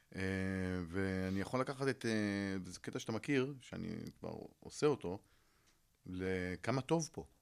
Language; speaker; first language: Hebrew; native; Hebrew